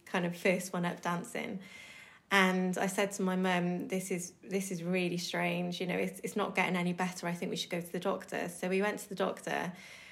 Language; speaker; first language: English; native; English